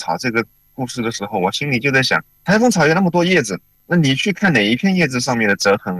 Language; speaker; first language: Chinese; native; Chinese